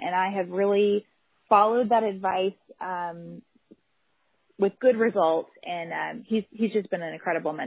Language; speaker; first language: English; native; English